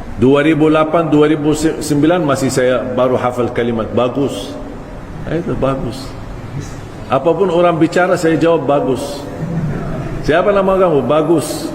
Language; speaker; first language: Malay; non-native, fluent; Arabic